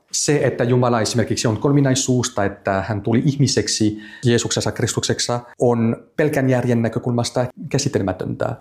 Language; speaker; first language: Finnish; non-native, fluent; French